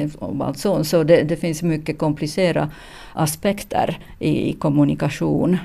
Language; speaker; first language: Swedish; non-native, learner; Finnish